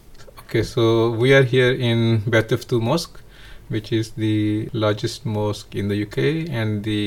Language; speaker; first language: English; non-native, local second language; Punjabi